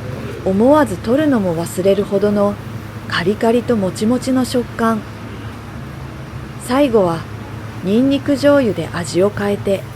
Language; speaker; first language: Japanese; native; Japanese